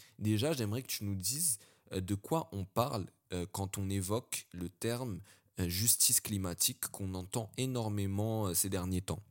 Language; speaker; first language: French; early bilingual, other home language; Arabic